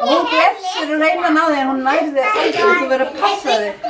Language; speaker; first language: Icelandic; non-native, fluent; Danish